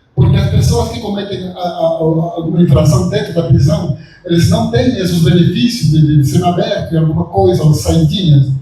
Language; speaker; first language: Portuguese; non-native, fluent; Spanish